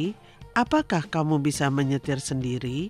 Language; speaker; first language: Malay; non-native, fluent; Chinese